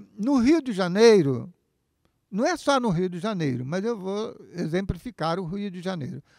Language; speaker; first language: Portuguese; native; Portuguese